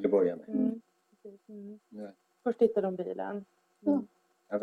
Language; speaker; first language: Swedish; non-native, fluent; Azerbaijani